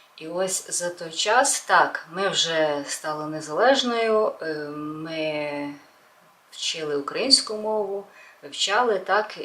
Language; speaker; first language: Ukrainian; non-native, local second language; Russian